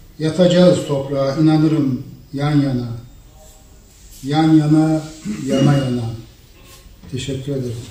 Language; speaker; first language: Turkish; native; Turkish